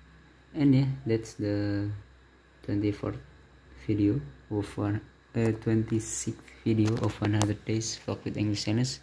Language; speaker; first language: English; non-native, learner; Indonesian